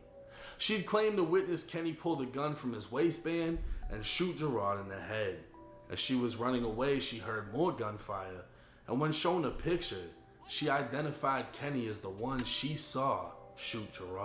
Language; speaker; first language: English; native; English